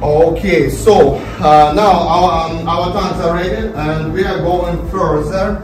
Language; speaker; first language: English; non-native, fluent; Russian